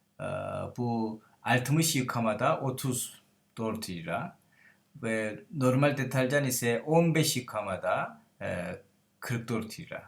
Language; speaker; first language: Turkish; non-native, learner; Korean